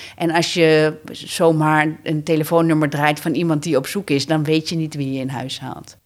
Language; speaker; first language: Dutch; native; Dutch